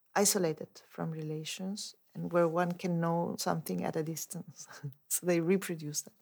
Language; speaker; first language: English; non-native, fluent; Spanish